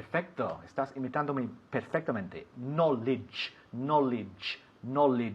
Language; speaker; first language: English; non-native, fluent; Spanish